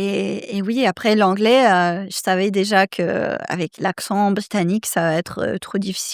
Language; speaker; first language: French; non-native, fluent; Serbian